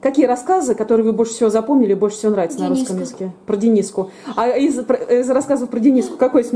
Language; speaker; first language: Russian; native; Russian